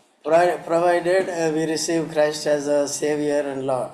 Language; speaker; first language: English; non-native, local second language; Telugu